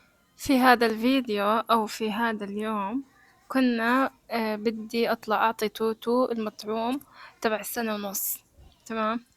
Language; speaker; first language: Arabic; native; Arabic